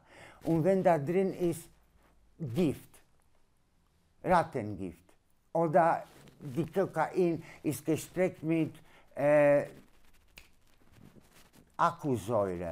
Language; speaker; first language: German; non-native, learner; Polish